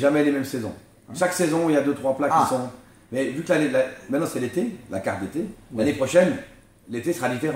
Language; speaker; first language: French; native; French